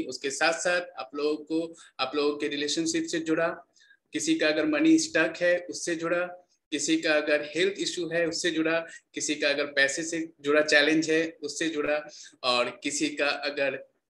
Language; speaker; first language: Hindi; native; Hindi